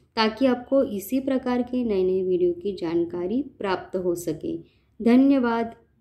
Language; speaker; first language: Hindi; non-native, local second language; Marathi